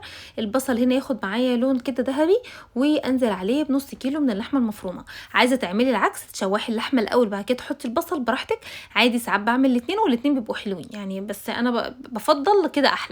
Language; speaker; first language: Arabic; native; Arabic